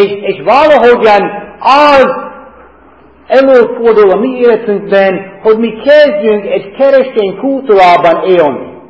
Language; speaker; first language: Hungarian; non-native, learner; English